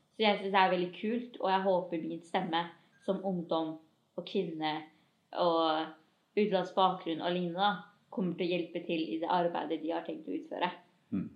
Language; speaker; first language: Norwegian; early bilingual, other home language; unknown